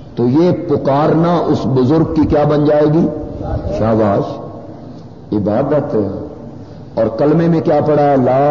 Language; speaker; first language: Urdu; non-native, local second language; Punjabi